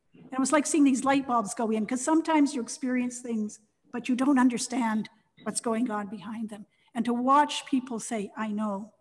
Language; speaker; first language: English; native; English